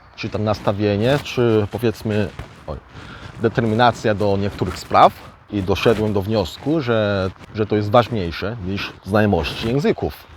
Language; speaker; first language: Polish; early bilingual, other home language; Korean